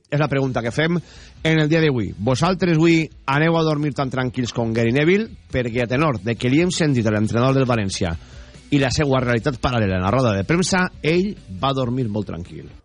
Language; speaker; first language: Catalan; native; Catalan